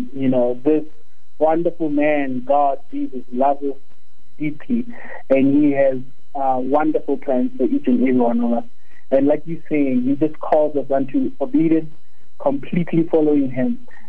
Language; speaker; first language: English; non-native, local second language; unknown